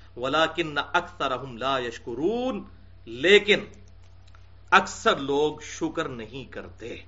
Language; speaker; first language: Urdu; non-native, local second language; Punjabi